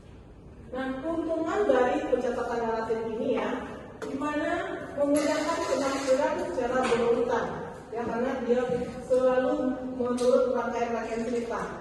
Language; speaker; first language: Indonesian; native; Indonesian